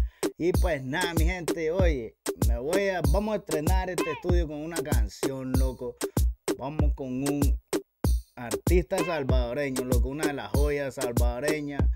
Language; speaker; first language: Spanish; native; Spanish